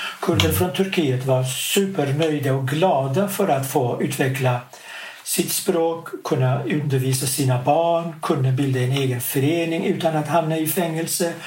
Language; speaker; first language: Swedish; non-native, fluent; Kurdish